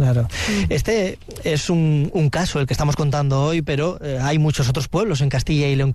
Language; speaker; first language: Spanish; native; Spanish